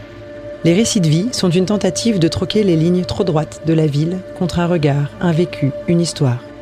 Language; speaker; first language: French; native; French